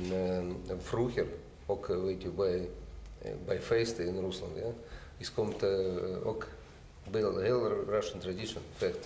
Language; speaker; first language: Dutch; non-native, learner; Russian